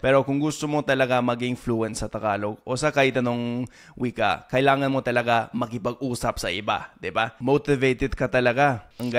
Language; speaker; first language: Filipino; non-native, fluent; English